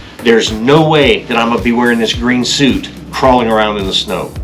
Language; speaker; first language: English; native; English